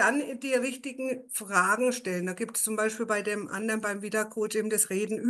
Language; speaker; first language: German; native; German